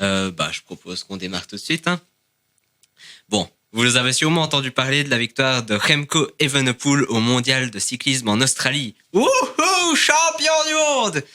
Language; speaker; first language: French; native; French